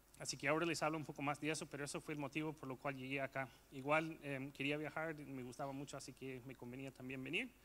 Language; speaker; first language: Spanish; non-native, fluent; English